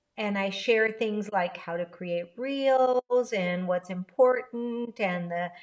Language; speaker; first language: English; early bilingual, other home language; Spanish